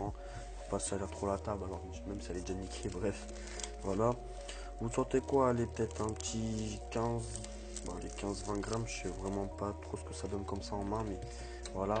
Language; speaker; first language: French; native; French